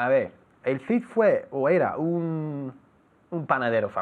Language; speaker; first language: Spanish; non-native, fluent; English